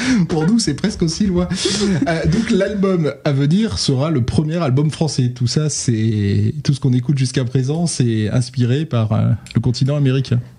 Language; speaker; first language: French; native; French